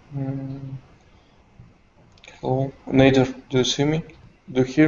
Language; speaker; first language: English; non-native, learner; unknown